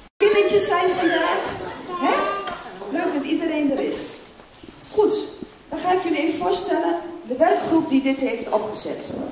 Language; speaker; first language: Dutch; native; Dutch